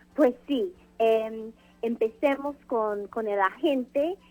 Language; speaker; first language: Spanish; non-native, fluent; English